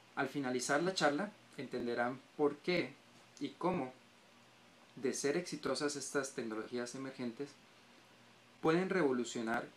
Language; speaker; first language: Spanish; native; Spanish